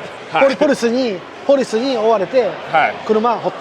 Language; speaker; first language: Japanese; native; Japanese